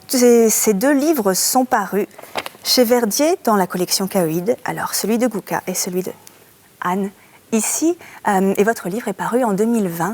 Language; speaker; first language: French; native; French